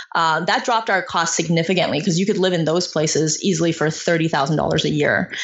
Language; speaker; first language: English; non-native, fluent; Chinese